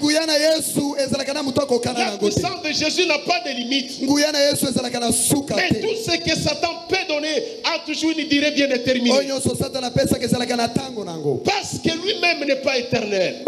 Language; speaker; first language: French; non-native, local second language; Lingala